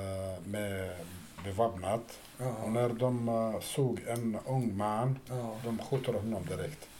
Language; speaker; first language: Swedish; non-native, fluent; Arabic